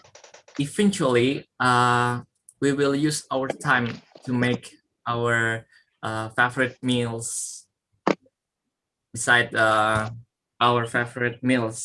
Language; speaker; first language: English; non-native, learner; Indonesian